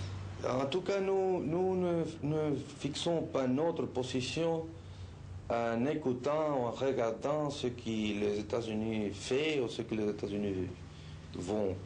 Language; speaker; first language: French; non-native, fluent; Spanish